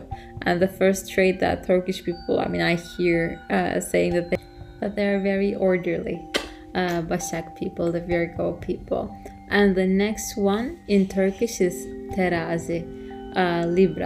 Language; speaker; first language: English; non-native, fluent; Turkish